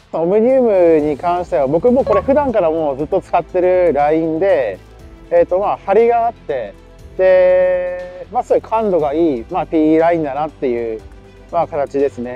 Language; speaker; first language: Japanese; native; Japanese